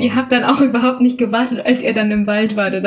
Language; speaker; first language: German; native; German